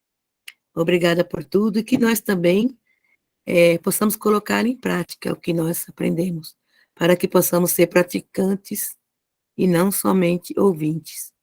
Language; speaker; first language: Portuguese; native; Portuguese